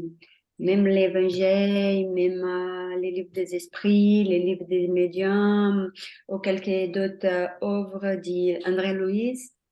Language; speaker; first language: French; non-native, fluent; Portuguese